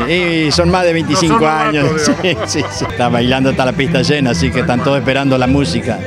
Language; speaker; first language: Spanish; native; Spanish